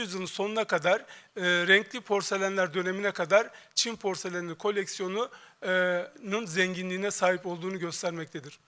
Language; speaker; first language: Turkish; native; Turkish